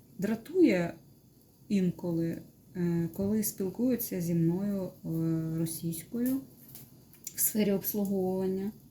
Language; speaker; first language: Ukrainian; non-native, local second language; Russian